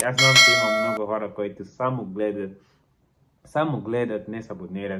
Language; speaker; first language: Bulgarian; non-native, learner; Portuguese